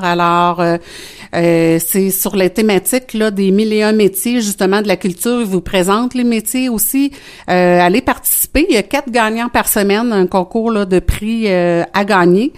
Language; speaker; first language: French; native; French